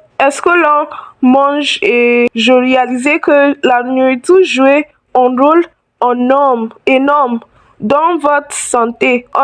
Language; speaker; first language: French; non-native, learner; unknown